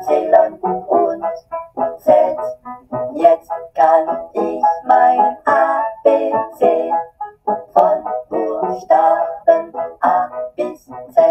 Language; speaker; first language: German; non-native, learner; Bangla